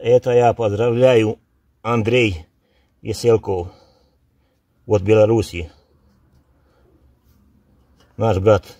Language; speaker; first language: Russian; non-native, learner; Serbian